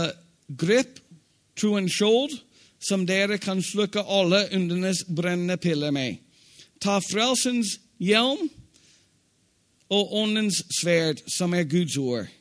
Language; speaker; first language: Swedish; non-native, fluent; English